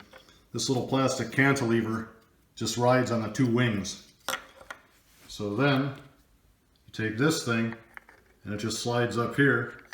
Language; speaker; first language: English; native; English